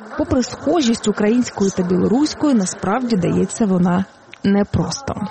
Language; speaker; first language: Ukrainian; native; Ukrainian